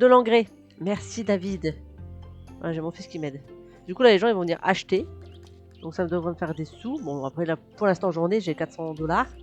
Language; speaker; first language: French; native; French